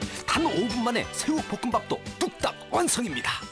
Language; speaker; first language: Korean; native; Korean